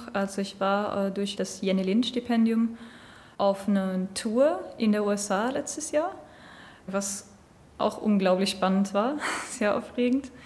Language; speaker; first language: German; non-native, fluent; Swedish